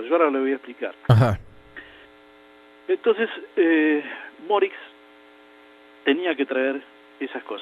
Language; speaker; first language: Spanish; native; Spanish